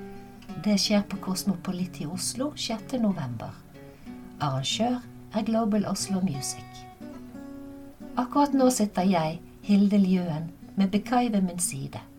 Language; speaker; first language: Norwegian; native; Norwegian